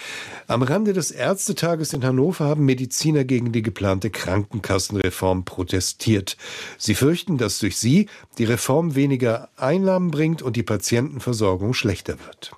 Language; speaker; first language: German; native; German